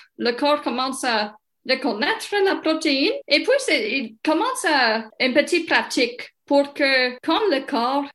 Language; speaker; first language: French; non-native, local second language; English